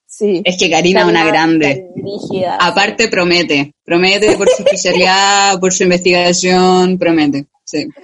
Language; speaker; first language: Spanish; native; Spanish